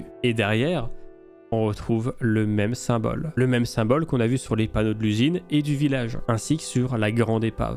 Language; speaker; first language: French; native; French